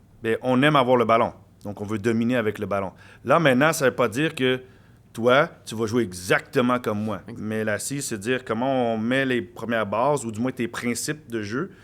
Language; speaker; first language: French; native; French